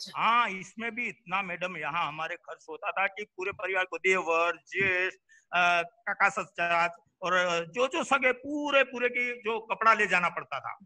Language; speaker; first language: Hindi; non-native, local second language; Gujarati